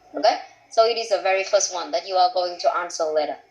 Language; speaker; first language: English; non-native, fluent; Vietnamese